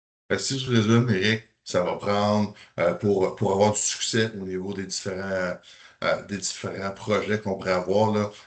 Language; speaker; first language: French; native; French